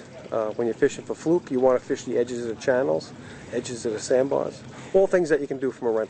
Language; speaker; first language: English; native; English